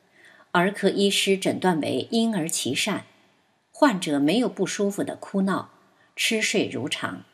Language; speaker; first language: Chinese; native; Chinese